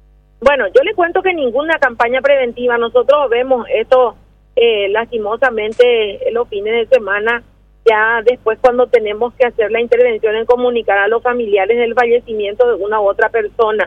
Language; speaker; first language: Spanish; native; Spanish